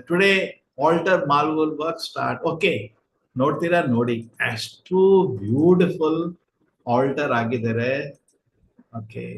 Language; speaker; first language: Kannada; non-native, learner; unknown